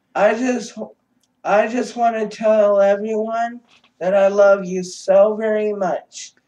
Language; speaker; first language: English; native; English